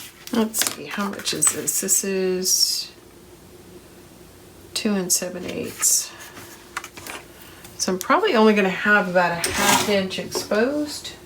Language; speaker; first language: English; native; English